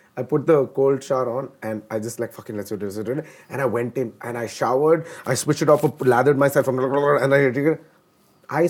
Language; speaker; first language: English; non-native, local second language; Malayalam